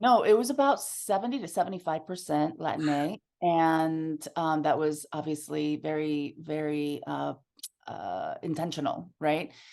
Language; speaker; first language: English; early bilingual, other home language; Spanish